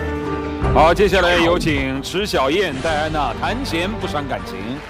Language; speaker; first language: Chinese; native; Chinese